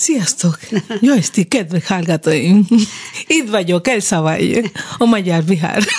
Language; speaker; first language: Hungarian; non-native, fluent; Spanish